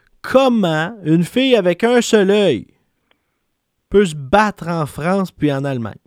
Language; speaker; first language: French; native; French